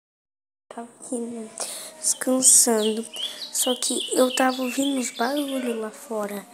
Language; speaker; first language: Portuguese; native; Portuguese